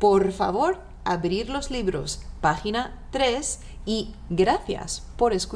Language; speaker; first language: Spanish; non-native, fluent; French